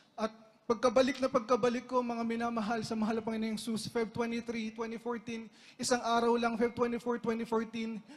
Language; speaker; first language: Filipino; native; Filipino